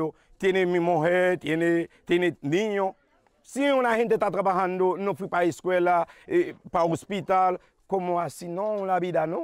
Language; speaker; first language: Spanish; non-native, local second language; Haitian Creole